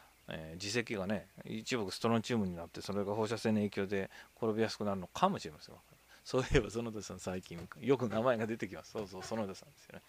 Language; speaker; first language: Japanese; native; Japanese